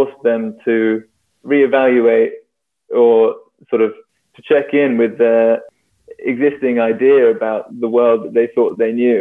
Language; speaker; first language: English; native; English